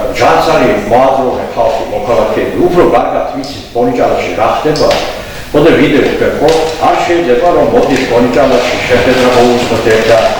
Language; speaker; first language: Georgian; non-native, local second language; Azerbaijani